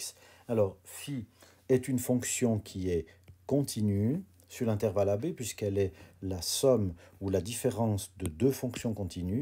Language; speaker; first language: French; native; French